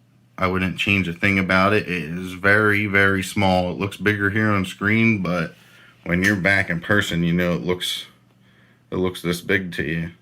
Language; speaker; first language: English; native; English